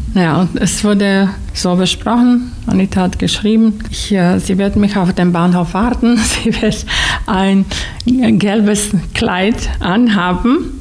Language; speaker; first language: German; non-native, fluent; Slovak